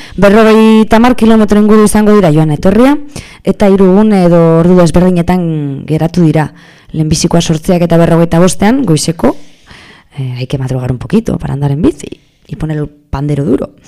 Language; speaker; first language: Basque; non-native, local second language; Spanish